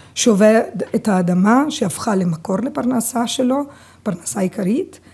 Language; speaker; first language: Hebrew; non-native, fluent; Italian